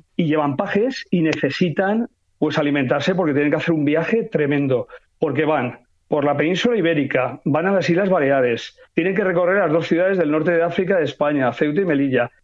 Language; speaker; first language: Spanish; native; Spanish